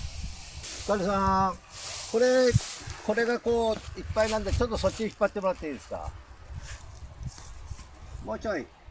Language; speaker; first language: Japanese; native; Japanese